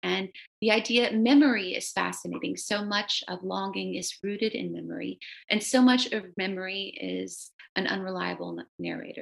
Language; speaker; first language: English; early bilingual, other home language; Romanian